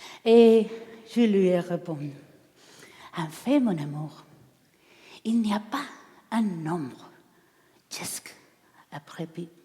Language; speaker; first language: French; non-native, learner; Spanish